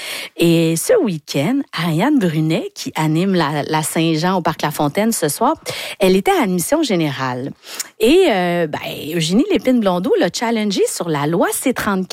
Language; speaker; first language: French; native; French